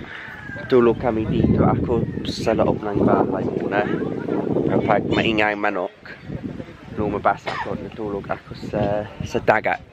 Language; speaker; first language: Filipino; non-native, learner; English